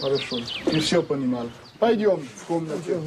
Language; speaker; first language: Russian; non-native, learner; French